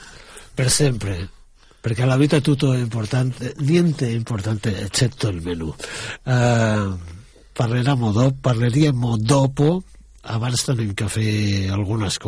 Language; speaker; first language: Italian; non-native, fluent; Catalan